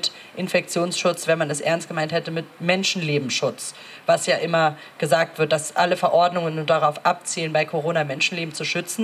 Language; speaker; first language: German; native; German